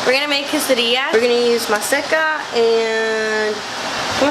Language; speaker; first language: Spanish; early bilingual, heritage; Spanish